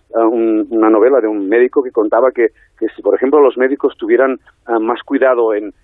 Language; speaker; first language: Spanish; native; Spanish